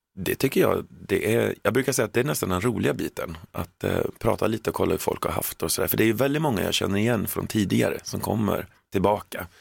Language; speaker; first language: Swedish; native; Swedish